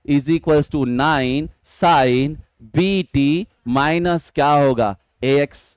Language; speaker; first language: Hindi; non-native, local second language; Marathi